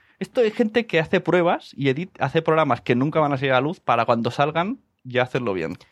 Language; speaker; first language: Spanish; native; Spanish